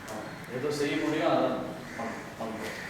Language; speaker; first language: Tamil; non-native, local second language; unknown